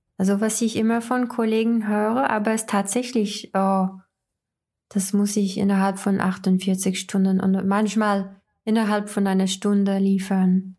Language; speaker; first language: German; non-native, fluent; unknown